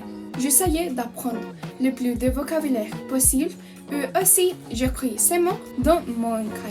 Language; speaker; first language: French; non-native, learner; Spanish